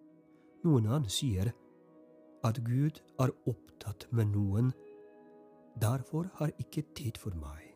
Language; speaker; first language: Norwegian; non-native, fluent; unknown